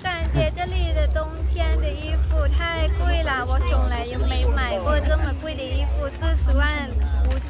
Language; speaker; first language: Chinese; non-native, learner; Lao